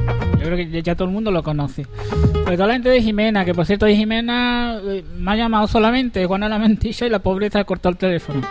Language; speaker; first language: Spanish; native; Spanish